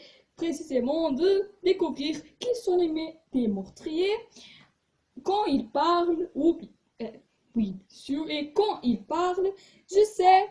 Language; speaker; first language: French; non-native, fluent; Portuguese